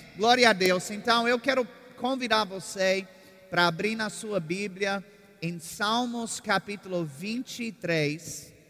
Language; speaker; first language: Portuguese; non-native, fluent; English